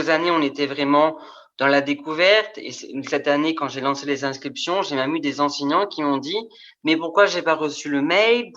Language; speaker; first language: French; native; French